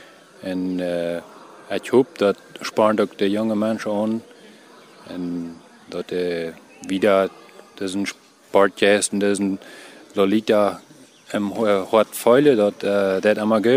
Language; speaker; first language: German; non-native, local second language; Plautdietsch